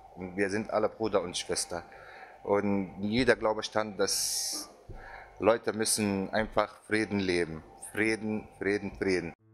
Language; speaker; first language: German; non-native, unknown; Arabic